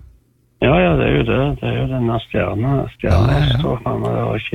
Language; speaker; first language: Norwegian; native; Norwegian